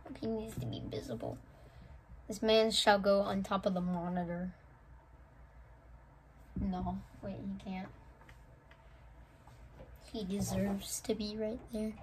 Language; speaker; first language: English; native; English